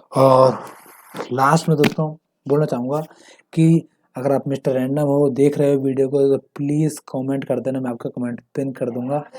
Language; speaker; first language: Hindi; native; Hindi